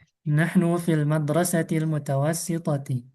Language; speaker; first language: Arabic; non-native, fluent; Indonesian